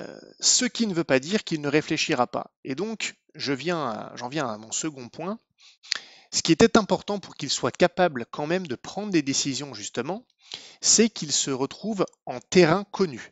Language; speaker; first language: French; native; French